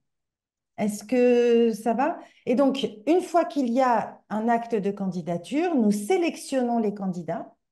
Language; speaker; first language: French; native; French